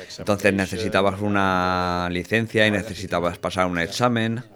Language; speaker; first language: Spanish; non-native, learner; Dutch